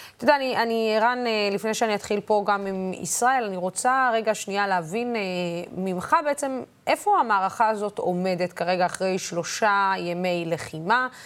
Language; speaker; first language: Hebrew; non-native, local second language; Arabic